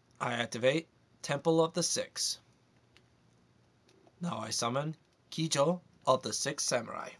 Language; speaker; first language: English; native; English